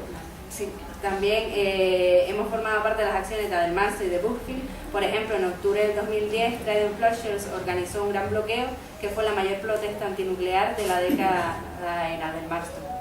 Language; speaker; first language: Spanish; native; Spanish